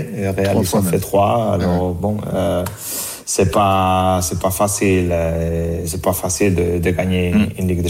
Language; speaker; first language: French; non-native, fluent; Spanish